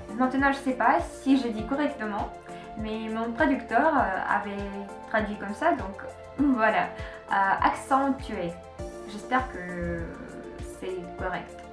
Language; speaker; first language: French; non-native, learner; Russian